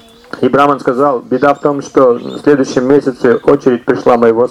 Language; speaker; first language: Russian; native; Russian